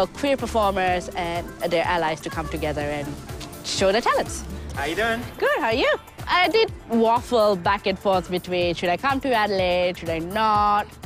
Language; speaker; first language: English; non-native, local second language; Bangla